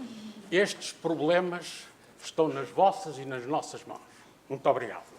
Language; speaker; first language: Portuguese; native; Portuguese